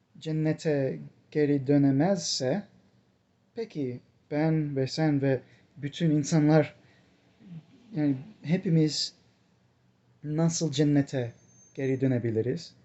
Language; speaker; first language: Turkish; non-native, fluent; English